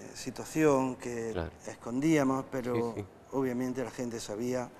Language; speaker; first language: Spanish; native; Spanish